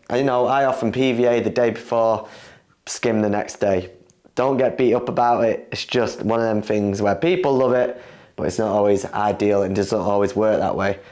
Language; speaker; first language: English; native; English